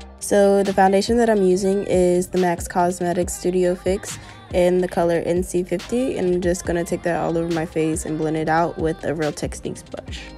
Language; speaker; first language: English; native; English